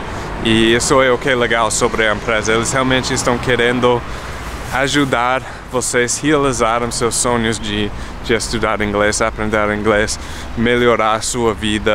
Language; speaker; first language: Portuguese; non-native, fluent; English